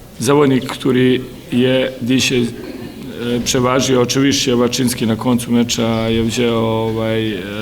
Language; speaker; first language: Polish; non-native, learner; Serbian